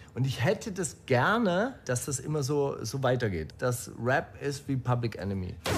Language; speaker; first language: German; native; German